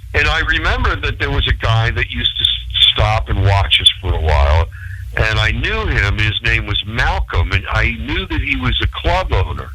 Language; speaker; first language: English; native; English